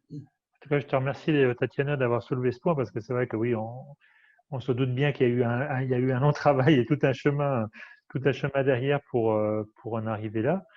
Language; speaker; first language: French; native; French